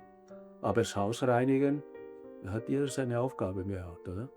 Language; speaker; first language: German; early bilingual, other home language; Italian